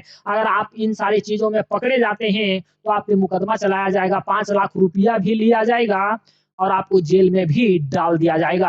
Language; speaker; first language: Hindi; native; Hindi